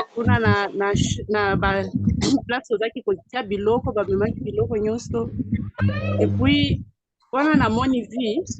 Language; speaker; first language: Lingala; non-native, local second language; Swahili